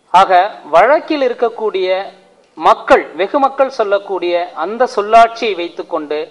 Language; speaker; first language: Tamil; native; Tamil